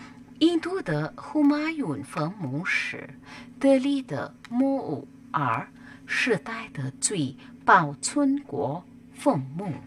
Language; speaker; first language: Chinese; non-native, learner; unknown